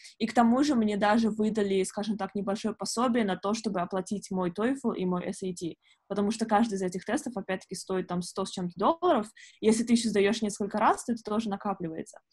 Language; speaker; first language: Russian; native; Russian